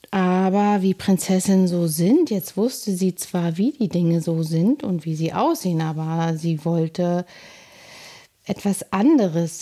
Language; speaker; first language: German; native; German